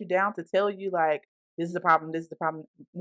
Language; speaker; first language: English; native; English